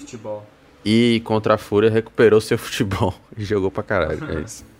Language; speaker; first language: Portuguese; native; Portuguese